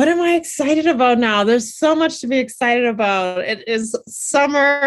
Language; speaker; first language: English; native; English